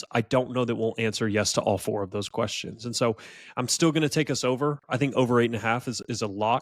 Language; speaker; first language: English; native; English